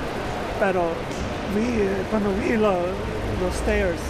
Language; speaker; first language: Spanish; early bilingual, heritage; Spanish